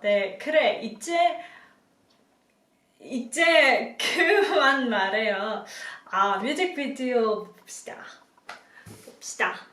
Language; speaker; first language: Korean; non-native, learner; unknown